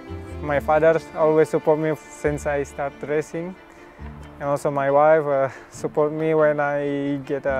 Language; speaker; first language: English; non-native, learner; Indonesian